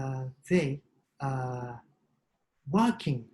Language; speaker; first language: English; non-native, learner; Japanese